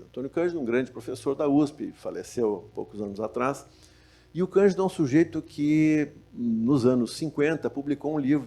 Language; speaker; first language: Portuguese; native; Portuguese